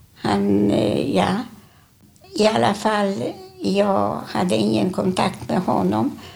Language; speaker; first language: Swedish; non-native, fluent; Polish